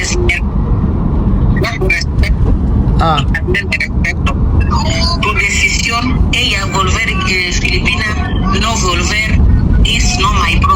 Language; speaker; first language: Spanish; non-native, learner; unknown